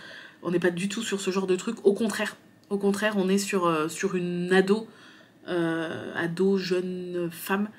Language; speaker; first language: French; native; French